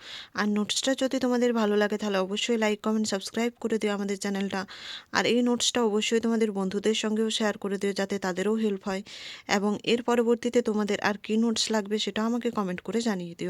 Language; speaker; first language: Bangla; native; Bangla